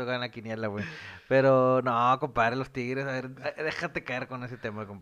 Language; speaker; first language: Spanish; native; Spanish